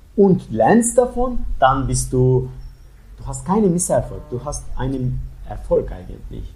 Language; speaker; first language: German; non-native, fluent; Turkish